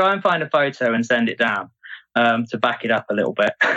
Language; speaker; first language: English; native; English